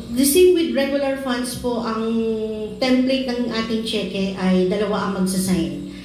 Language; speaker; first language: Filipino; native; Filipino